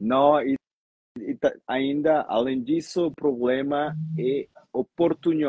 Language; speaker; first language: Portuguese; non-native, fluent; Spanish